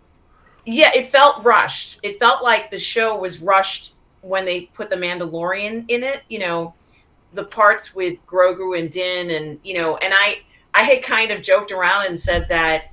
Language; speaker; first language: English; native; English